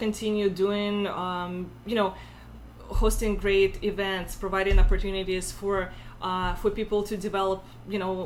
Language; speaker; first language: English; non-native, fluent; Russian